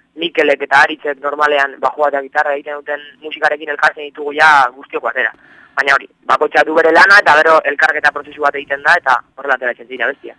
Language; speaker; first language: Basque; non-native, local second language; Spanish